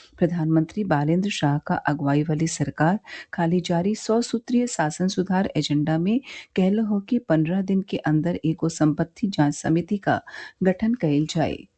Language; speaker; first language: Bhojpuri; native; Bhojpuri